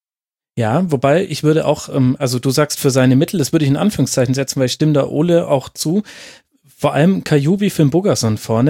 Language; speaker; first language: German; native; German